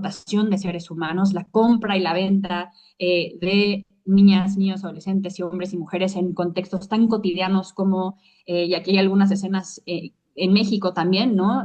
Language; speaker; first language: Spanish; native; Spanish